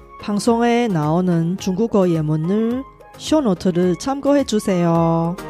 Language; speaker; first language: Korean; non-native, fluent; Chinese